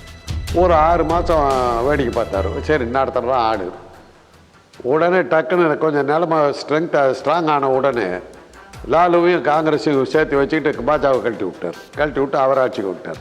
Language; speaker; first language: Tamil; native; Tamil